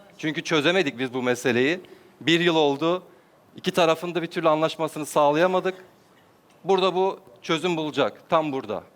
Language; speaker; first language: Turkish; native; Turkish